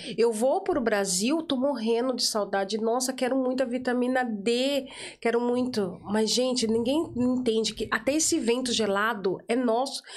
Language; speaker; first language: Portuguese; native; Portuguese